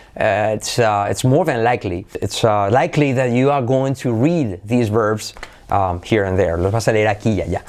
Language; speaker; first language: English; non-native, fluent; Spanish